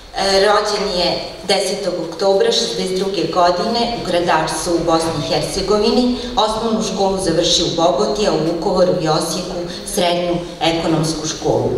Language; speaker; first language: Serbian; native; Serbian